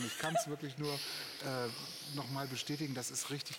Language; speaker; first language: German; native; German